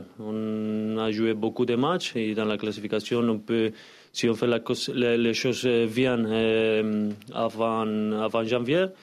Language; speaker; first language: French; non-native, learner; Spanish